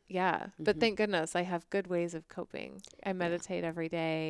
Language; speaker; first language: English; native; English